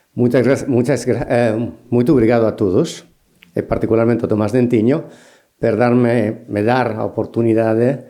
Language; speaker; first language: Portuguese; non-native, learner; Spanish